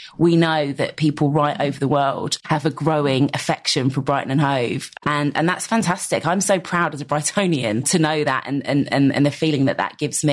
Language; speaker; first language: English; native; English